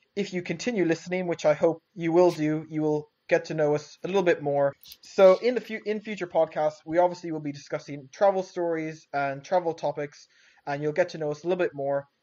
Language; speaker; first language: English; native; English